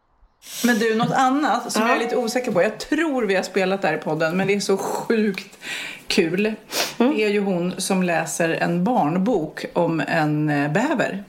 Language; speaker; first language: Swedish; native; Swedish